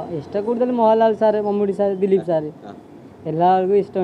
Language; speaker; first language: Malayalam; non-native, local second language; Odia